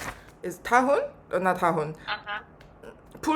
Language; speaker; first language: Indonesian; non-native, learner; English